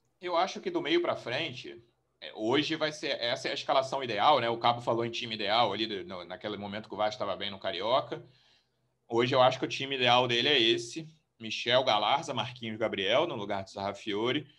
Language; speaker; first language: Portuguese; native; Portuguese